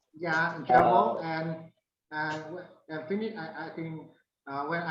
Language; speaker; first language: English; non-native, learner; Vietnamese